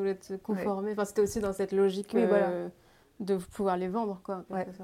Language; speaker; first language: French; native; French